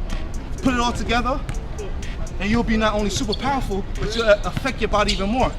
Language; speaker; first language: English; native; English